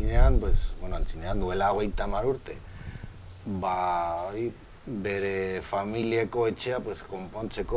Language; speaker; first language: Basque; non-native, local second language; Spanish